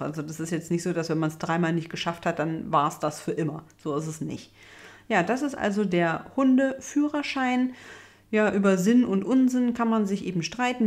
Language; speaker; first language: German; native; German